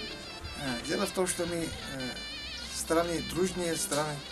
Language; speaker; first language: Russian; non-native, fluent; Armenian